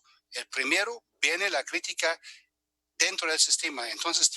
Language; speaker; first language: Spanish; non-native, fluent; German